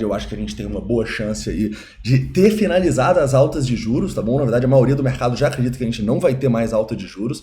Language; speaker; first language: Portuguese; native; Portuguese